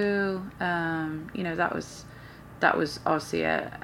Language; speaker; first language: English; native; English